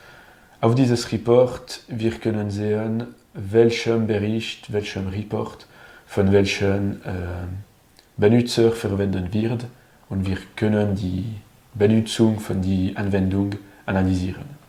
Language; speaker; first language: German; non-native, learner; French